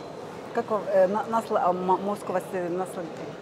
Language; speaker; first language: Russian; non-native, fluent; Turkish